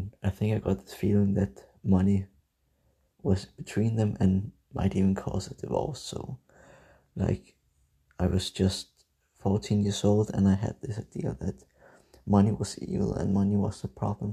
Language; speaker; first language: English; non-native, fluent; Danish